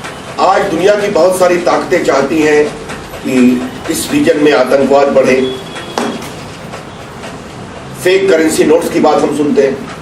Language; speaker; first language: Hindi; native; Hindi